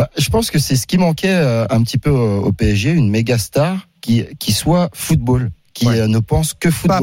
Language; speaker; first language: French; native; French